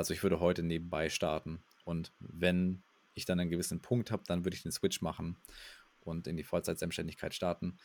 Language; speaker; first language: German; native; German